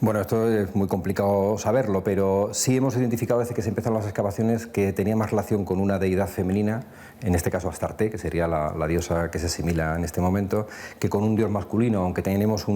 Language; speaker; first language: Spanish; native; Spanish